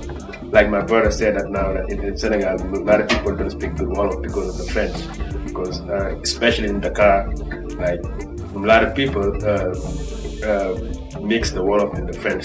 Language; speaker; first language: English; non-native, fluent; Wolof